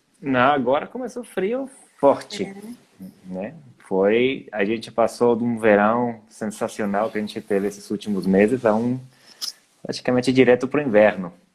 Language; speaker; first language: Portuguese; non-native, fluent; Spanish